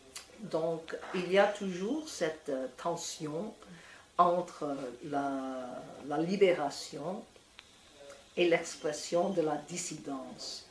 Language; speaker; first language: French; non-native, fluent; English